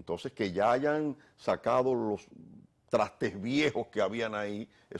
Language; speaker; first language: Spanish; native; Spanish